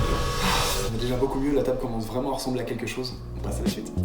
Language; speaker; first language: French; native; French